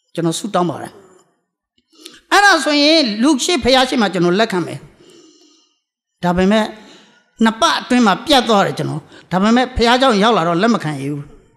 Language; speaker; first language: Burmese; native; Burmese